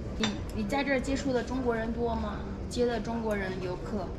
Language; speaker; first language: Chinese; native; Chinese